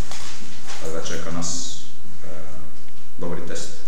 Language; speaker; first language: Polish; non-native, learner; Slovenian